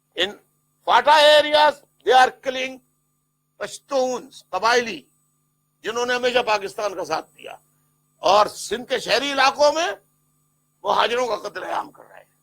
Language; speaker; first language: Urdu; native; Urdu